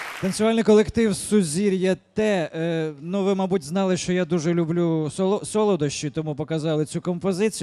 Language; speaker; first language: Ukrainian; native; Ukrainian